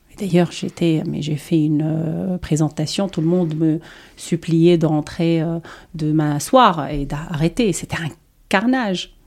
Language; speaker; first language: French; non-native, local second language; Arabic